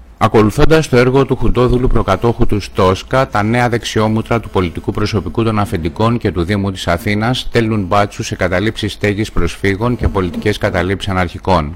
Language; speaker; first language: Greek; native; Greek